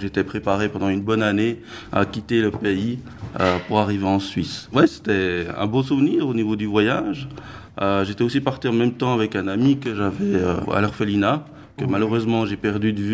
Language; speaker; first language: French; early bilingual, other home language; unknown